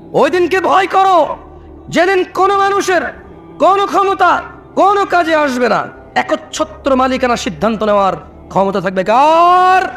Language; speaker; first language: Bangla; early bilingual, heritage; Bangla